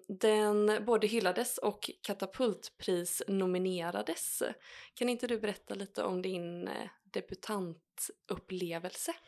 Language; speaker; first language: Swedish; native; Swedish